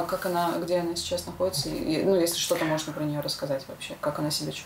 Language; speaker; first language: Russian; native; Russian